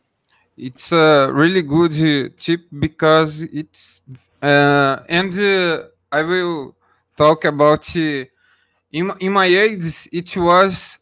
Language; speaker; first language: English; non-native, learner; Portuguese